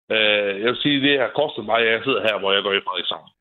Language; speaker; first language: Danish; native; Danish